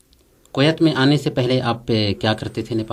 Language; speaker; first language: Urdu; native; Urdu